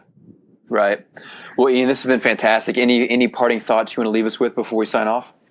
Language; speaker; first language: English; native; English